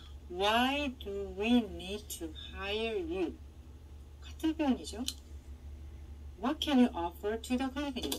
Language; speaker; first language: English; non-native, fluent; Korean